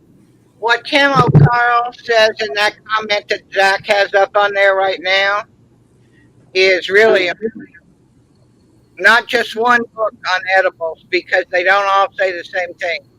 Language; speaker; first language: English; native; English